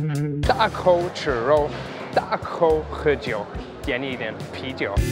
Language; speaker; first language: Chinese; non-native, fluent; German